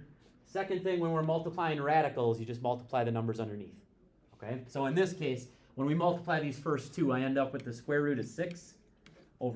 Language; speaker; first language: English; native; English